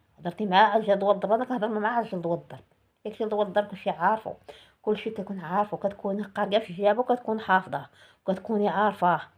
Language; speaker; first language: Arabic; native; Arabic